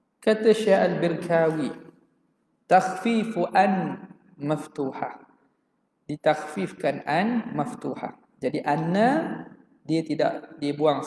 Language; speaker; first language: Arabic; non-native, fluent; Malay